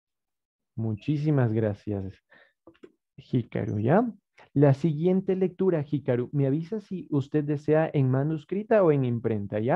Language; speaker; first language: Spanish; native; Spanish